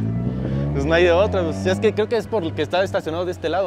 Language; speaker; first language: Spanish; native; Spanish